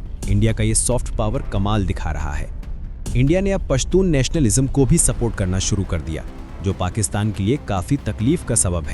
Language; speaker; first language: Hindi; native; Hindi